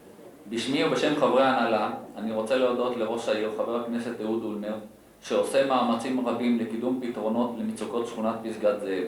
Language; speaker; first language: Hebrew; native; Hebrew